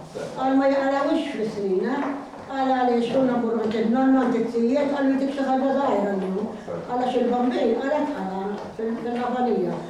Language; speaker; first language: Maltese; native; Maltese